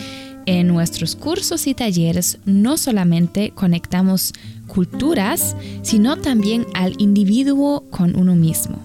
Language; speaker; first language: Spanish; non-native, fluent; German